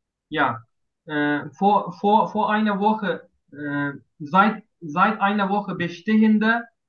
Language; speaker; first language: German; non-native, learner; Turkish